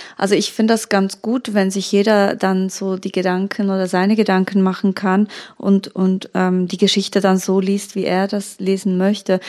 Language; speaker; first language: German; early bilingual, other home language; Turkish